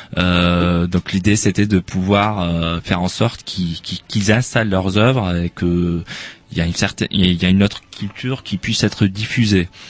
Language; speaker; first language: French; non-native, local second language; Arabic